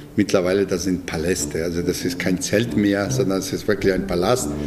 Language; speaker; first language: German; non-native, fluent; Bosnian